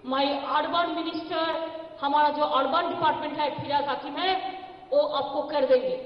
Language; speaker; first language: Hindi; non-native, local second language; Bangla